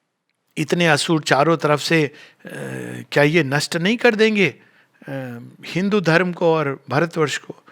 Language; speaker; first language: Hindi; native; Hindi